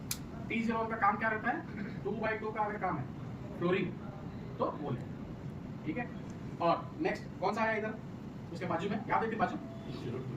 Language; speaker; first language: Hindi; non-native, local second language; Kannada